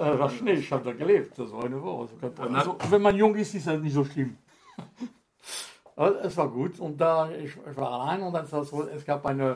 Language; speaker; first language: German; non-native, fluent; French